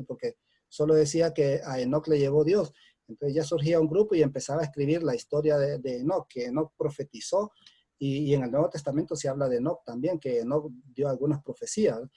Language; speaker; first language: Spanish; native; Spanish